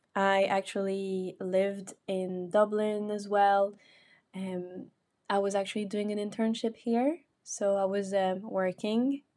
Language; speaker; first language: English; non-native, fluent; French